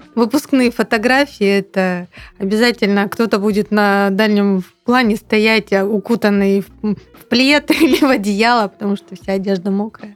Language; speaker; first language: Russian; native; Russian